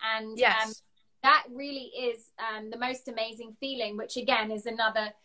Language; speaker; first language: English; native; English